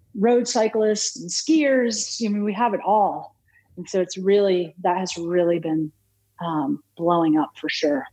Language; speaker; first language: English; native; English